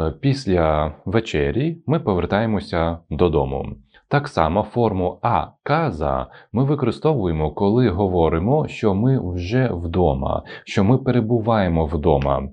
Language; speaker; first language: Ukrainian; non-native, local second language; Russian